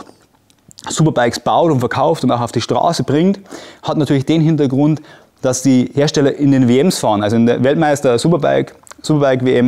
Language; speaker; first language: German; native; German